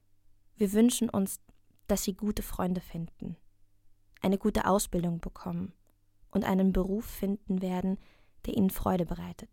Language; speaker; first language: German; non-native, learner; Russian